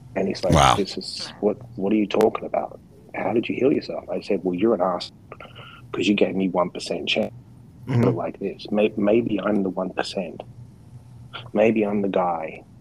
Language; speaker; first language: English; native; English